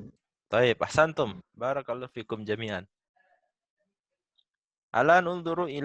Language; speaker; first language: Arabic; non-native, fluent; Indonesian